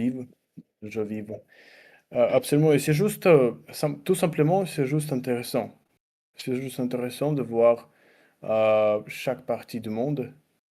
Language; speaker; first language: French; non-native, learner; Russian